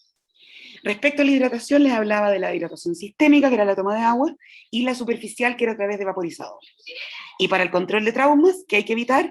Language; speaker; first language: Spanish; native; Spanish